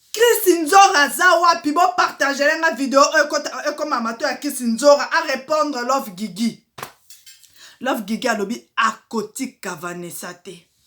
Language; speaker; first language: Lingala; native; Lingala